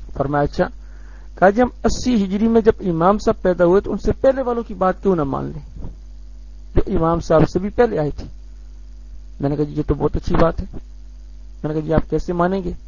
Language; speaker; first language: Urdu; native; Urdu